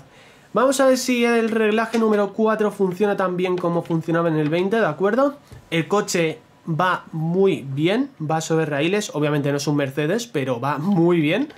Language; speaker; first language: Spanish; native; Spanish